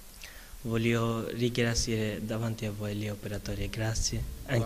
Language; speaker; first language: Italian; non-native, learner; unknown